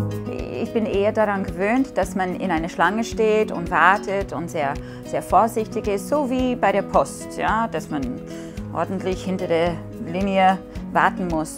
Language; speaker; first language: German; non-native, fluent; English